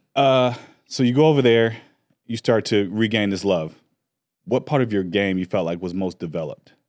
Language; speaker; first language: English; native; English